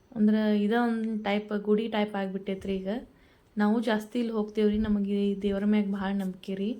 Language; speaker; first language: Kannada; native; Kannada